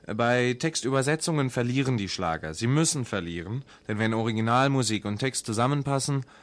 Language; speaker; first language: German; native; German